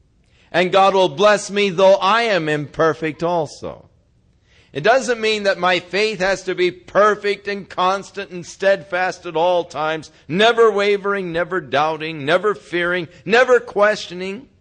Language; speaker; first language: English; native; English